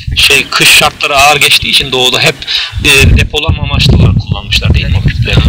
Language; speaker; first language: Turkish; native; Turkish